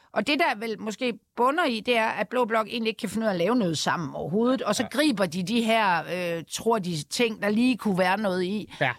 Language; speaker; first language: Danish; native; Danish